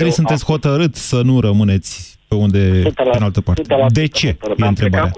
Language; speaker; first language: Romanian; native; Romanian